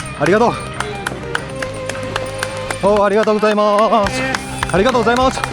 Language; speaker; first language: Japanese; non-native, learner; Chinese